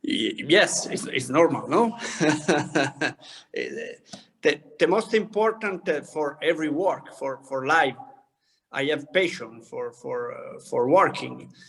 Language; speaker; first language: English; non-native, learner; Italian